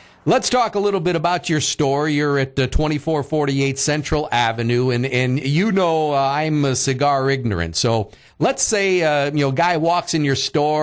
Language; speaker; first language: English; early bilingual, other home language; Italian